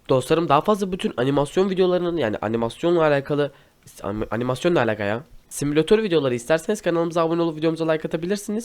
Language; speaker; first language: Turkish; native; Turkish